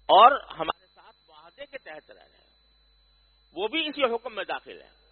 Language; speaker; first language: Urdu; native; Urdu